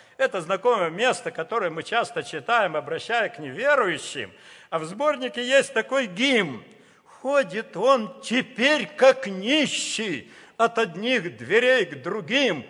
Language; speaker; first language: Russian; native; Russian